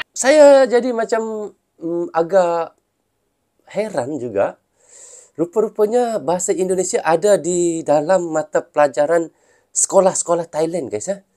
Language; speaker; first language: Malay; native; Malay